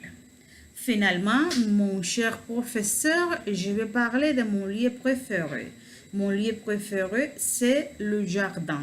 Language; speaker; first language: French; non-native, learner; Spanish